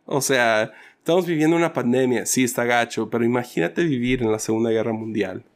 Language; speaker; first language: Spanish; early bilingual, other home language; English